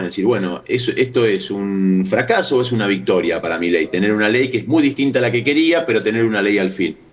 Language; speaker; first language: Spanish; native; Spanish